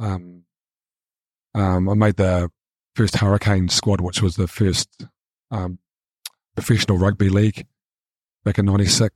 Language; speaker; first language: English; native; English